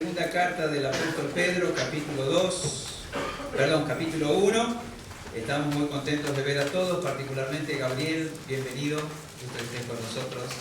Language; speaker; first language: Spanish; native; Spanish